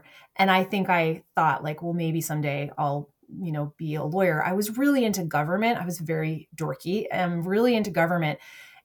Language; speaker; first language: English; native; English